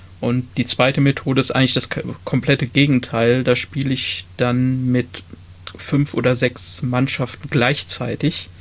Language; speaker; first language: German; native; German